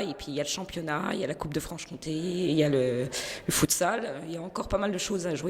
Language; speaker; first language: French; native; French